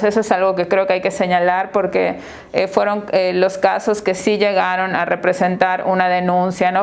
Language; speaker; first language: Spanish; native; Spanish